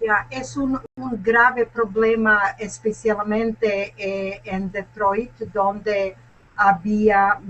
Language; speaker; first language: Spanish; non-native, learner; English